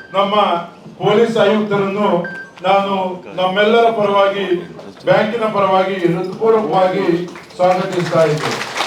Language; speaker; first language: Kannada; native; Kannada